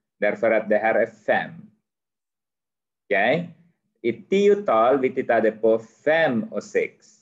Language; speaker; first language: Swedish; non-native, fluent; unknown